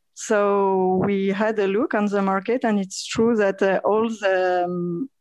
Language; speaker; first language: English; non-native, fluent; French